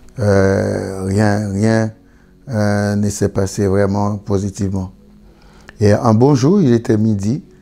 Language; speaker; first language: French; non-native, local second language; Haitian Creole